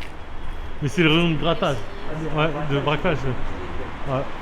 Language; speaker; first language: French; native; French